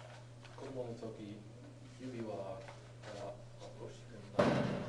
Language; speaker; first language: Japanese; non-native, learner; English